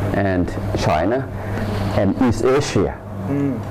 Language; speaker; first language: English; non-native, fluent; Thai